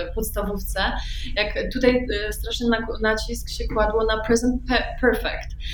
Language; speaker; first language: Polish; early bilingual, heritage; Polish